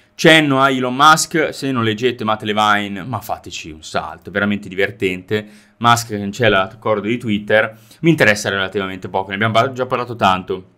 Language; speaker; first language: Italian; native; Italian